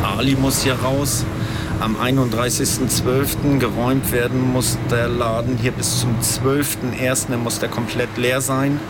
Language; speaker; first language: German; native; German